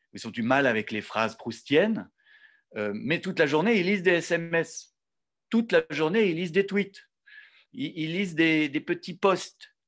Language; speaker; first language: French; native; French